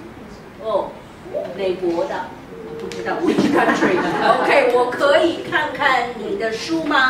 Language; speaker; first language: Chinese; non-native, fluent; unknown